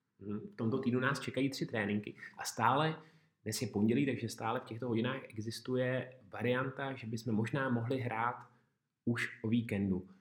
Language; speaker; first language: Czech; native; Czech